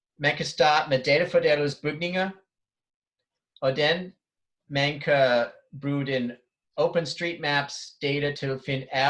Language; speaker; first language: Danish; non-native, fluent; English